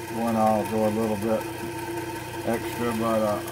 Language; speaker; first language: English; native; English